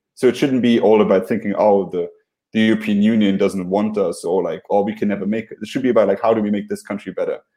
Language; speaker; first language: English; non-native, fluent; Luxembourgish